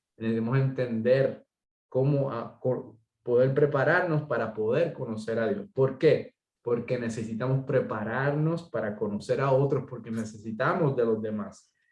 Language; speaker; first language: Spanish; native; Spanish